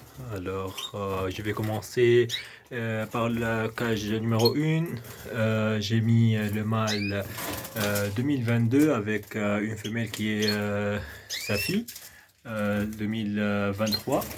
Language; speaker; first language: French; non-native, local second language; Arabic